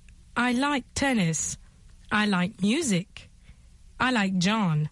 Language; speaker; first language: English; non-native, fluent; French